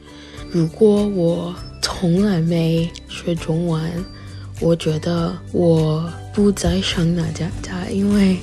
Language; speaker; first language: Chinese; non-native, learner; English